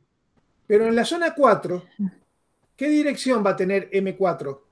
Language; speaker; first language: Spanish; native; Spanish